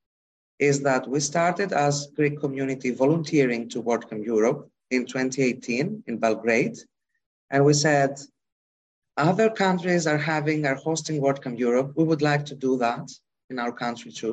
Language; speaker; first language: English; non-native, fluent; Greek